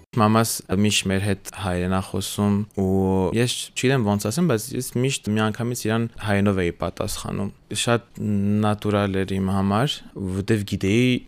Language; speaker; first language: Armenian; early bilingual, heritage; Armenian